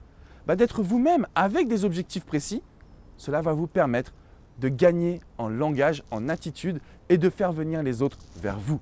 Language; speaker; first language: French; native; French